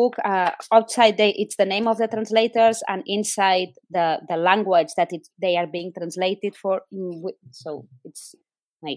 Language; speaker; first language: English; non-native, fluent; Spanish